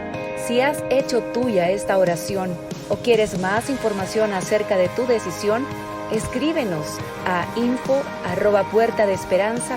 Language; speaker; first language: Spanish; native; Spanish